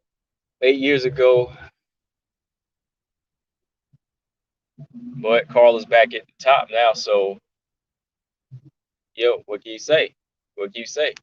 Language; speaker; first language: English; native; English